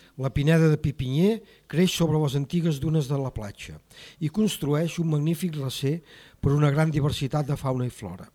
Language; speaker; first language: Catalan; native; Catalan